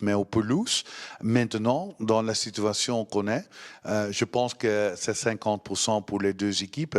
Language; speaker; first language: French; non-native, learner; Dutch